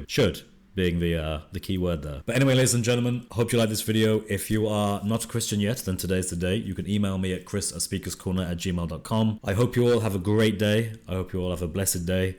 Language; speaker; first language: English; native; English